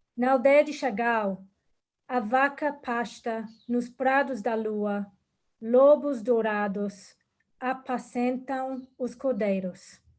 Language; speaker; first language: Portuguese; non-native, fluent; English